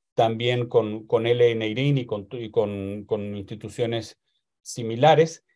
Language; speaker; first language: Spanish; native; Spanish